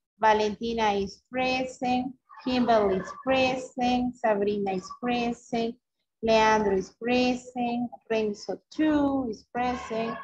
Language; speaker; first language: English; non-native, fluent; Spanish